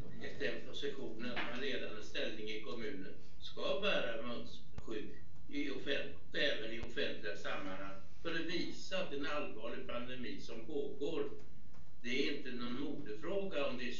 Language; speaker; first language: Swedish; native; Swedish